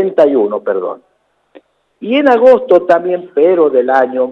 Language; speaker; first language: Spanish; native; Spanish